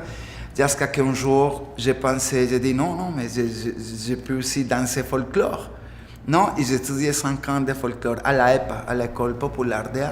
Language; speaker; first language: French; non-native, fluent; Spanish